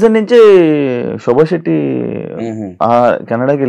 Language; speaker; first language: Telugu; native; Telugu